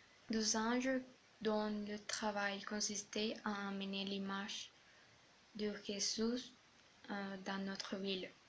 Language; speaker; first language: French; non-native, learner; Spanish